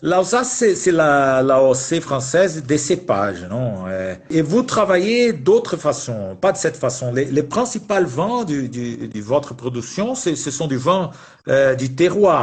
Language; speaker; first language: French; non-native, fluent; Portuguese